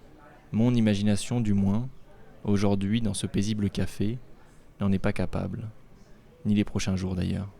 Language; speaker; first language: French; native; French